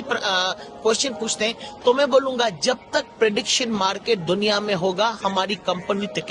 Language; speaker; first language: Hindi; native; Hindi